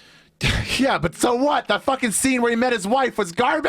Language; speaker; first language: English; native; English